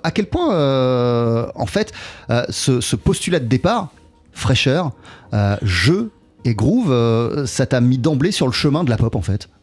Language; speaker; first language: French; native; French